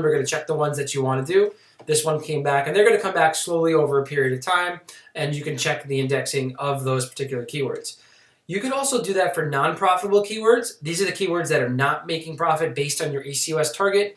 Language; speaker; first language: English; native; English